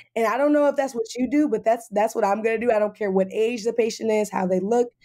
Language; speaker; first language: English; native; English